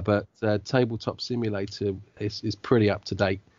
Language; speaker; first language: English; native; English